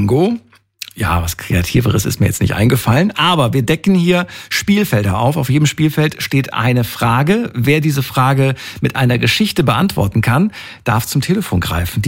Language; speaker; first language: German; native; German